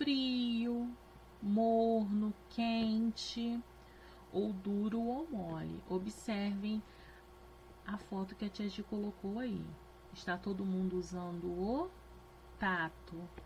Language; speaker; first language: Portuguese; native; Portuguese